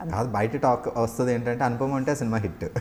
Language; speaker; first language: Telugu; native; Telugu